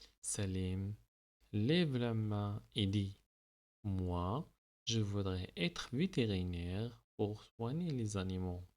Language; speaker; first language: French; non-native, local second language; Arabic